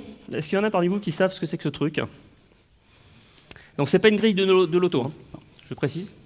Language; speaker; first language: French; native; French